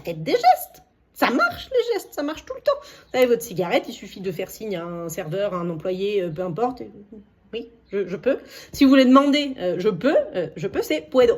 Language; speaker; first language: French; native; French